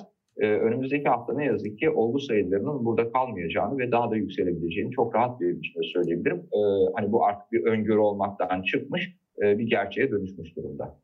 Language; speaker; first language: Turkish; native; Turkish